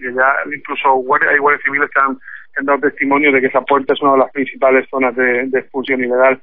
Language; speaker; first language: Spanish; native; Spanish